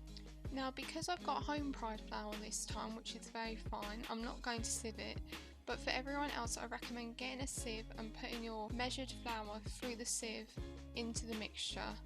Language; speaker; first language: English; native; English